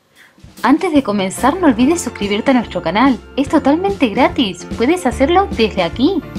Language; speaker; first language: Spanish; native; Spanish